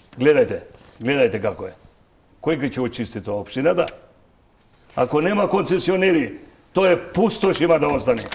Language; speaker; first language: Macedonian; non-native, local second language; Albanian